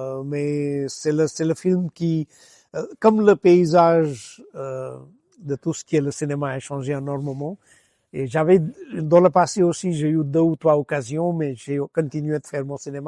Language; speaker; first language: French; non-native, fluent; Gujarati